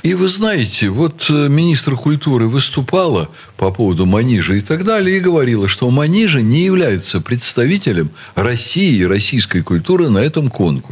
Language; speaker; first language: Russian; native; Russian